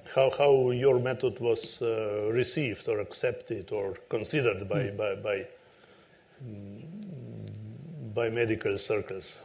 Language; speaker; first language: English; non-native, fluent; Slovenian